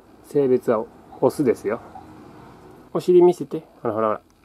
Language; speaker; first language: Japanese; native; Japanese